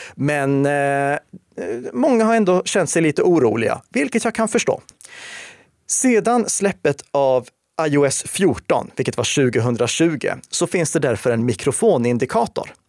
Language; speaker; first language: Swedish; native; Swedish